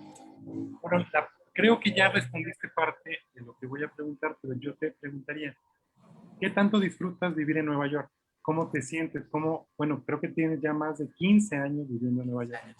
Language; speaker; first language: Spanish; native; Spanish